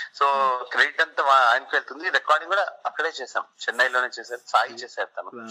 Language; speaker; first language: Telugu; early bilingual, heritage; Telugu